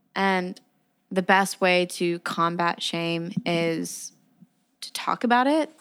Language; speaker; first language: English; native; English